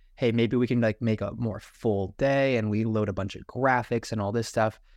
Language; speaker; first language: English; native; English